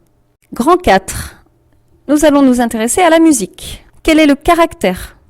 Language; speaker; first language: French; native; French